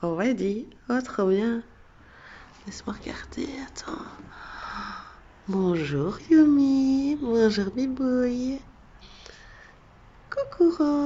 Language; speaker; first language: French; native; French